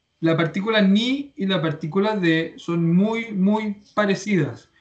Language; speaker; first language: Spanish; native; Spanish